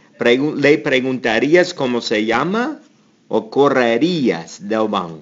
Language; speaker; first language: Spanish; non-native, fluent; English